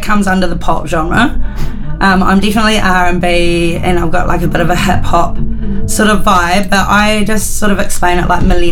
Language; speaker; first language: English; native; English